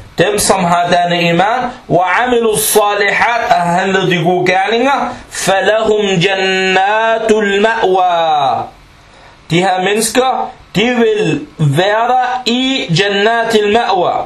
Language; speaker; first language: Danish; early bilingual, other home language; Arabic